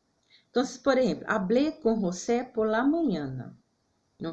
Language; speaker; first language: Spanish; non-native, fluent; Portuguese